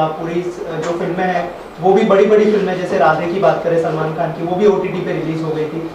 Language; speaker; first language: Hindi; native; Hindi